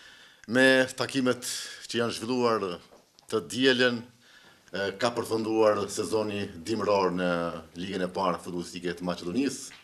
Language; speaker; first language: Albanian; native; Albanian